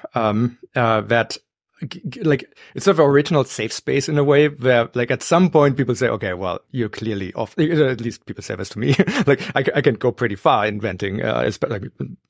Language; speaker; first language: English; non-native, fluent; German